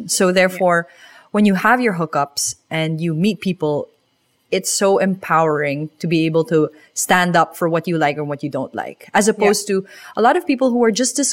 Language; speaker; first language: English; non-native, local second language; Filipino